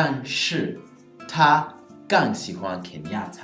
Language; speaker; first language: Chinese; non-native, learner; Swahili